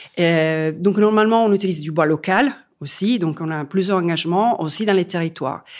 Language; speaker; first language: French; non-native, fluent; Italian